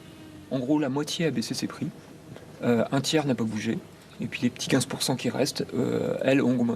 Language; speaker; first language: French; native; French